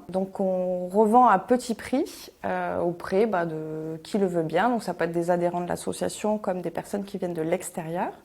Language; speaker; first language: French; native; French